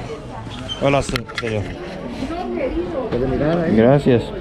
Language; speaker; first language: Spanish; non-native, learner; English